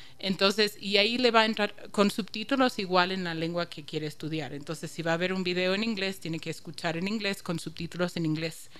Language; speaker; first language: Spanish; non-native, fluent; English